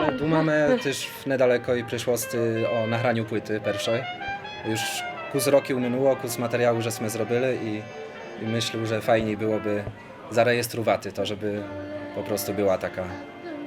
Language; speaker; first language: Polish; non-native, local second language; Rusyn